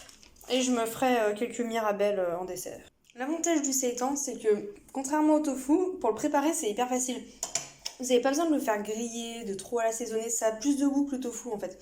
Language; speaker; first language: French; native; French